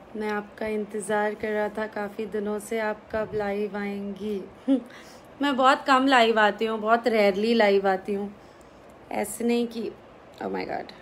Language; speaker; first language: Hindi; native; Hindi